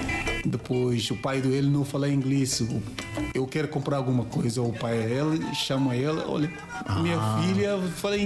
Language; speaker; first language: Portuguese; non-native, learner; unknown